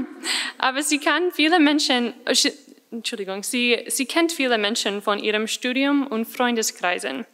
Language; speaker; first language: German; non-native, fluent; English